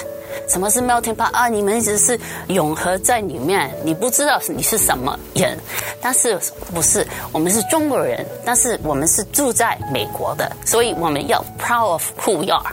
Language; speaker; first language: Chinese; early bilingual, heritage; Cantonese